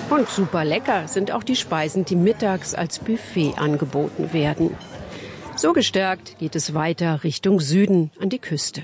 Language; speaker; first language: German; native; German